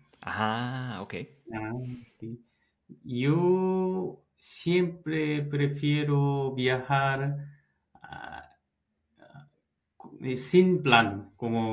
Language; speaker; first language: Spanish; non-native, learner; Korean